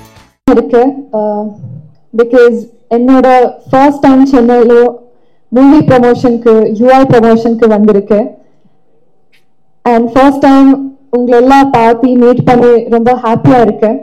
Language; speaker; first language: Tamil; non-native, learner; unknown